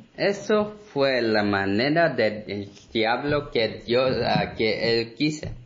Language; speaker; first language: Spanish; non-native, learner; Korean